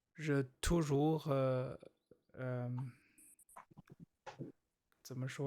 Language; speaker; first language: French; non-native, learner; Chinese